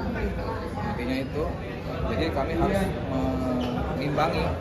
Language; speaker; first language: Indonesian; native; Indonesian